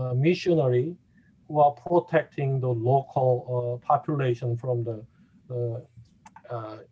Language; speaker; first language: English; non-native, fluent; Korean